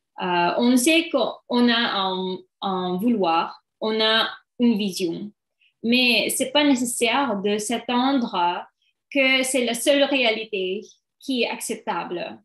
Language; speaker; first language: French; non-native, learner; English